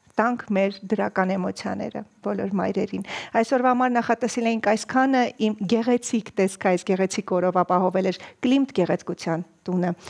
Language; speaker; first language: Armenian; native; Armenian